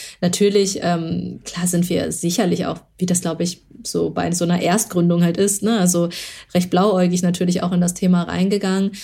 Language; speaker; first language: German; early bilingual, other home language; Chinese